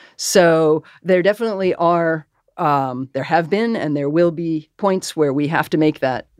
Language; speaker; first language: English; native; English